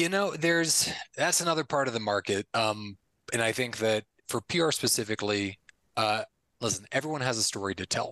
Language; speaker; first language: English; native; English